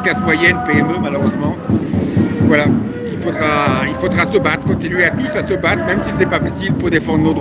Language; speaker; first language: French; native; French